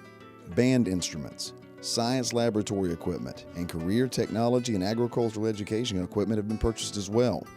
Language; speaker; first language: English; native; English